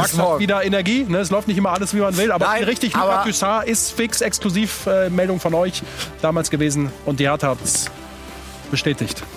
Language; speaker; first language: German; native; German